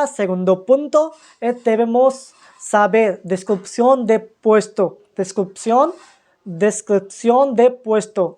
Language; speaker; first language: Spanish; non-native, fluent; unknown